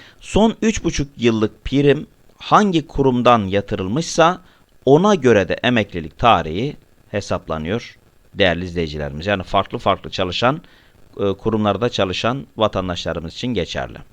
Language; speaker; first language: Turkish; native; Turkish